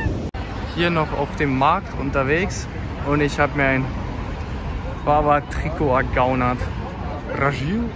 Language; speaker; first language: German; native; German